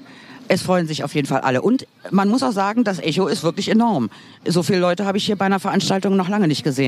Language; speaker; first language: German; native; German